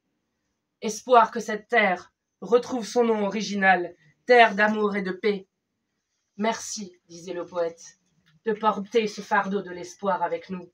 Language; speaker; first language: French; native; French